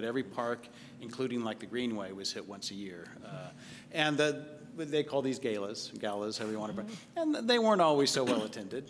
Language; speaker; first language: English; native; English